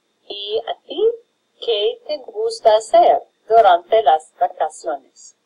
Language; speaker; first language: Spanish; non-native, fluent; English